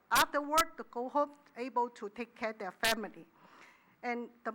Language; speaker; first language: English; non-native, learner; Chinese